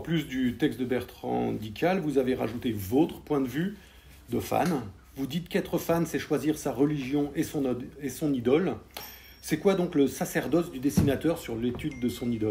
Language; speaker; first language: French; native; French